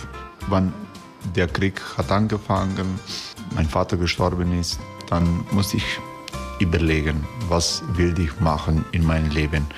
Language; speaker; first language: German; non-native, learner; Croatian